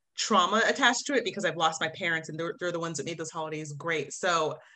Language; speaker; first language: English; native; English